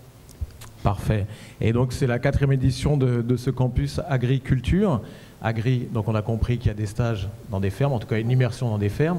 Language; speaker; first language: French; native; French